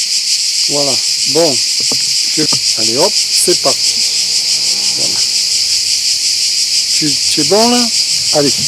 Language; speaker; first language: French; native; French